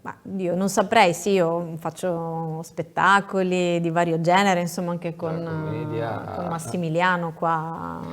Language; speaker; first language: Italian; native; Italian